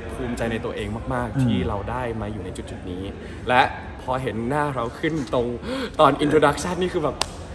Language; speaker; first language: Thai; early bilingual, heritage; Thai